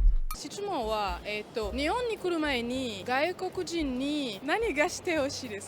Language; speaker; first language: Japanese; non-native, learner; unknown